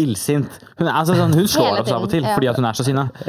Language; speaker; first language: Norwegian; native; Norwegian